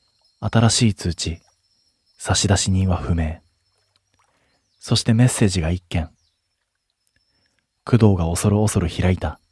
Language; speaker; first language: Japanese; native; Japanese